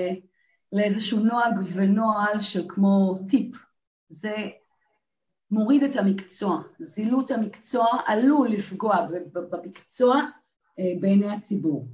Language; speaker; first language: Hebrew; native; Hebrew